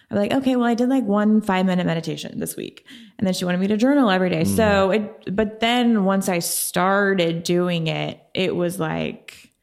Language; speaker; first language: English; native; English